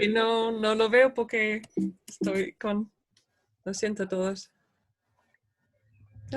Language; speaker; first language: Spanish; non-native, fluent; English